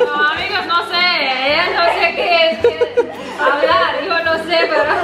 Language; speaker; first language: Spanish; non-native, learner; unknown